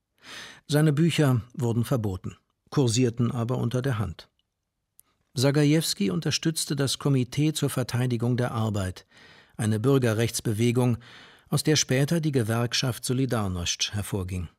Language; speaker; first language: German; native; German